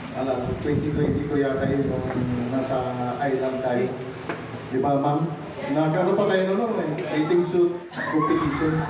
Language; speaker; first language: Filipino; non-native, local second language; Iloko